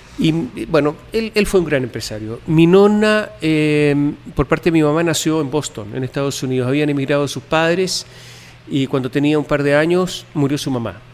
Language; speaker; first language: Spanish; native; Spanish